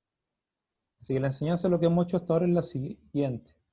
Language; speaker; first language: Spanish; native; Spanish